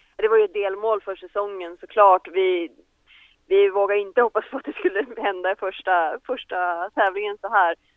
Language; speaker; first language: Swedish; native; Swedish